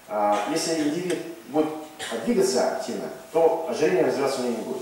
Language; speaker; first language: Russian; native; Russian